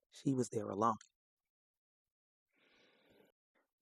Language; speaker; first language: English; native; English